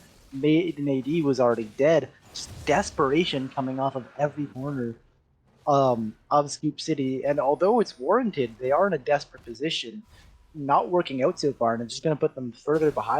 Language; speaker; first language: English; native; English